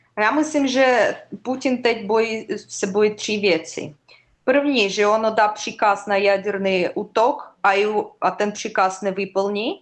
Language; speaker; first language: Czech; non-native, learner; Russian